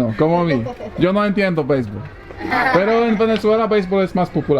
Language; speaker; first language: Spanish; non-native, learner; Polish